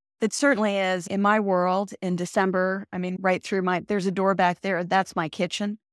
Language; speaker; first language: English; early bilingual, other home language; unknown